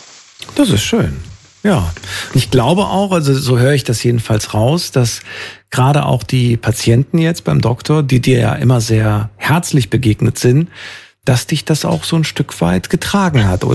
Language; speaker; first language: German; native; German